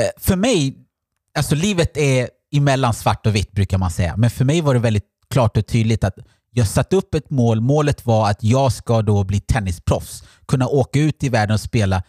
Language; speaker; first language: Swedish; early bilingual, other home language; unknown